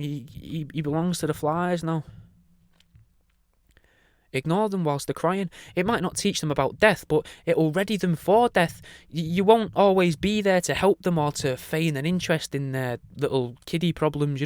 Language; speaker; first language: English; native; English